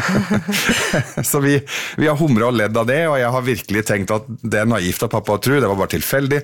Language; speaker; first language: Norwegian; early bilingual, other home language; Arabic